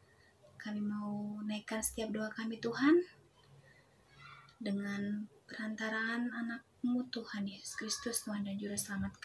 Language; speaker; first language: Indonesian; native; Indonesian